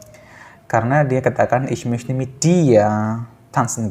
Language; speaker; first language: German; non-native, fluent; Indonesian